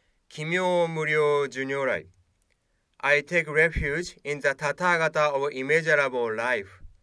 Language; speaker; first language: English; non-native, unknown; Japanese